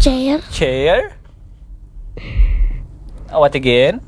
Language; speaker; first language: English; non-native, learner; Indonesian